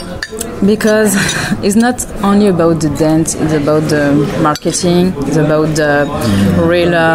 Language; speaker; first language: English; non-native, learner; French